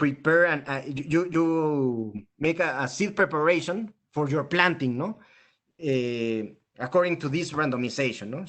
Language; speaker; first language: English; non-native, fluent; Spanish